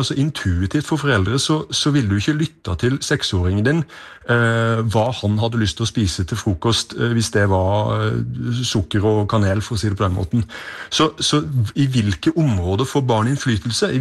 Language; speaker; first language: Norwegian; native; Norwegian